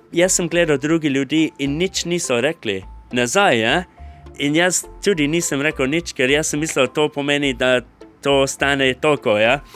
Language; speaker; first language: Slovenian; non-native, fluent; English